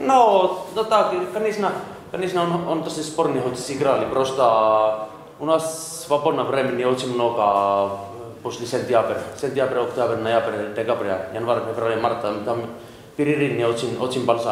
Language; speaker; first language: Russian; non-native, learner; Finnish